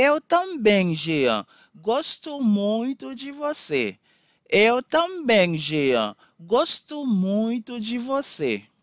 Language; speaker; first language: Portuguese; non-native, fluent; Haitian Creole